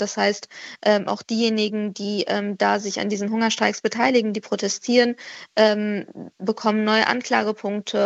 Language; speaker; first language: German; early bilingual, other home language; Persian